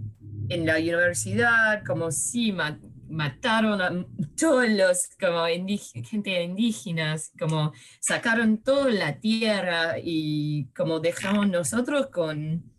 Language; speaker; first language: Spanish; early bilingual, heritage; Spanish